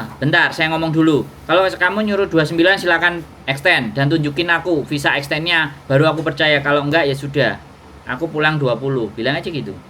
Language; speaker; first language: Indonesian; non-native, local second language; Javanese